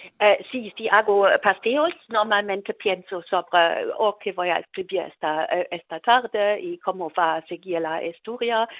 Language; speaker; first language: Spanish; non-native, learner; German